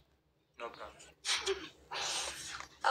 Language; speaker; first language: English; non-native, learner; Pashto